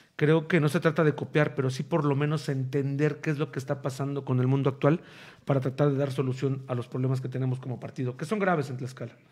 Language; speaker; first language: Spanish; native; Spanish